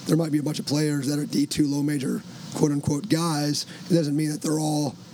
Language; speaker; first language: English; native; English